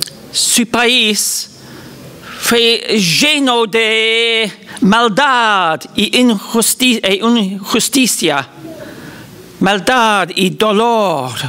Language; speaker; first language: Spanish; non-native, fluent; English